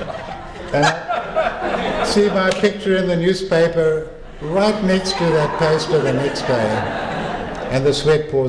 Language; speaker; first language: English; native; English